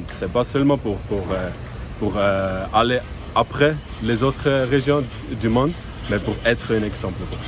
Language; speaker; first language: French; non-native, fluent; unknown